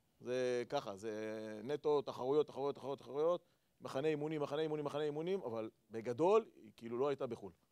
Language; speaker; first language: Hebrew; native; Hebrew